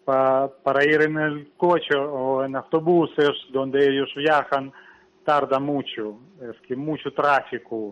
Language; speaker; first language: Spanish; non-native, learner; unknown